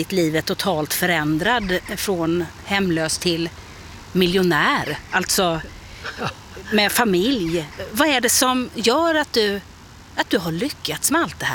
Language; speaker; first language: Swedish; native; Swedish